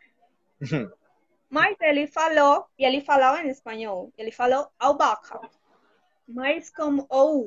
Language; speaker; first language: Portuguese; non-native, fluent; Spanish